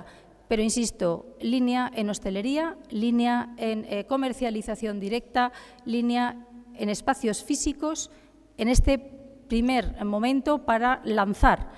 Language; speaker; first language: Spanish; native; Spanish